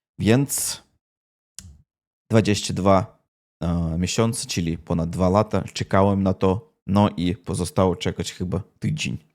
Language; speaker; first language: Polish; non-native, learner; Russian